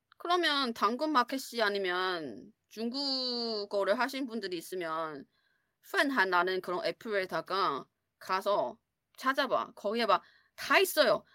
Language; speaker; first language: Korean; non-native, fluent; Chinese